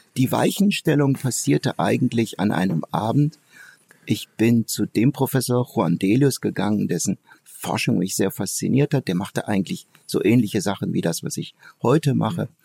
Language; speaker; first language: German; early bilingual, other home language; Turkish